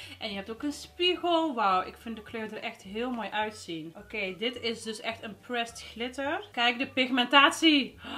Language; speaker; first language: Dutch; early bilingual, other home language; Arabic